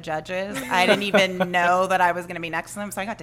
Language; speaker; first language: English; native; English